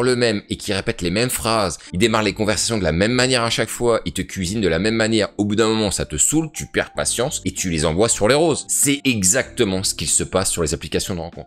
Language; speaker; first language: French; native; French